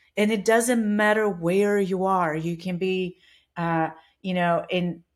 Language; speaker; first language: English; non-native, fluent; Russian